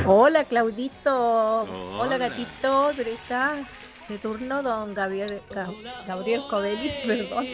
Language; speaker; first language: Spanish; native; Spanish